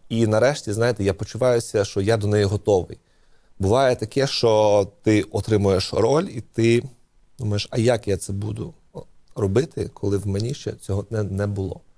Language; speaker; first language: Ukrainian; non-native, local second language; Russian